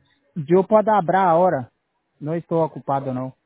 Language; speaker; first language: Spanish; non-native, learner; Portuguese